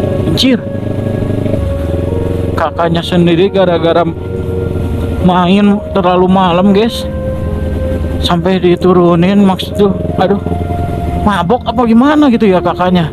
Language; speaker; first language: Indonesian; native; Indonesian